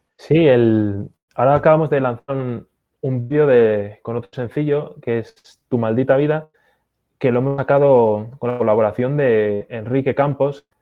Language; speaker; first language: Spanish; native; Spanish